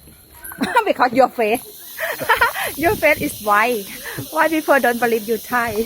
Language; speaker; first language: English; non-native, learner; Thai